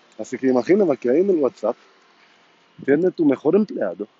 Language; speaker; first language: Spanish; non-native, fluent; Hebrew